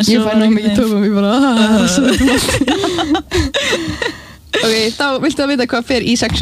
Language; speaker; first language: Icelandic; native; Icelandic